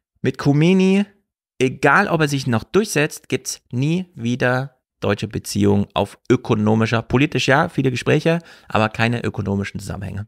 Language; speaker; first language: German; native; German